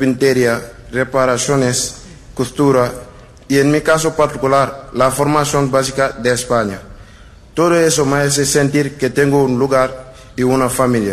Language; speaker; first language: Spanish; non-native, learner; Wolof